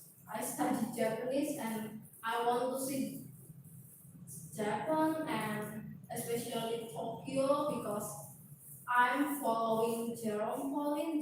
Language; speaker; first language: English; non-native, learner; Indonesian